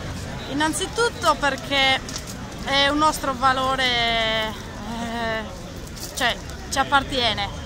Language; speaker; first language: Italian; native; Italian